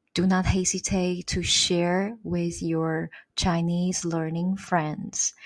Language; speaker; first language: English; non-native, fluent; Chinese